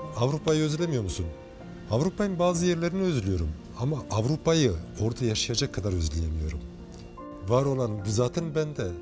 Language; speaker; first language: Turkish; early bilingual, heritage; Turkish